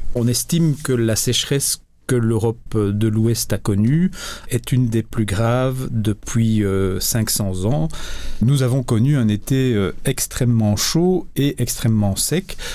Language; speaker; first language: French; native; French